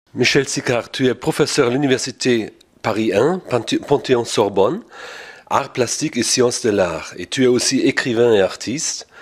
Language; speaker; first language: French; non-native, fluent; German